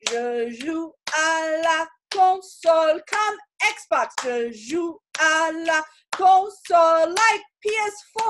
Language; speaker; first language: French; non-native, fluent; English